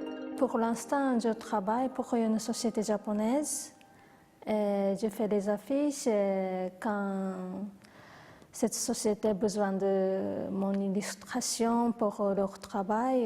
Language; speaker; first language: French; non-native, fluent; Japanese